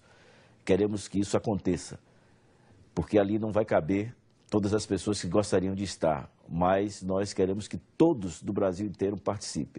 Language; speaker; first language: Portuguese; native; Portuguese